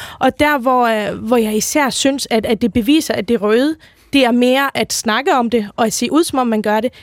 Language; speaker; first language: Danish; native; Danish